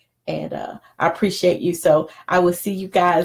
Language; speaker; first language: English; native; English